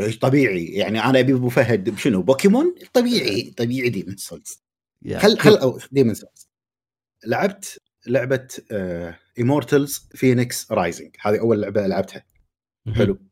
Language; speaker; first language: Arabic; native; Arabic